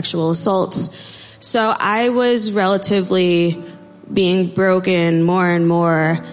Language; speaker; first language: English; native; English